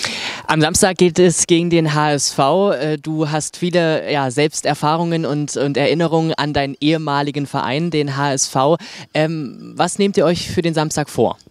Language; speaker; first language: German; native; German